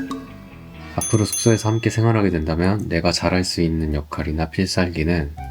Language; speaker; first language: Korean; native; Korean